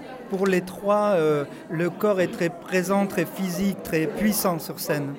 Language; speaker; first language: French; native; French